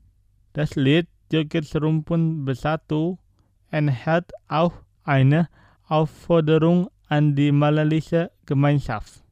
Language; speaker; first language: German; non-native, fluent; Indonesian